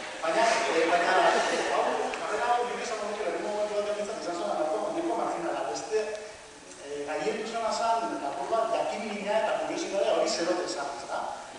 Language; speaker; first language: Basque; non-native, local second language; Spanish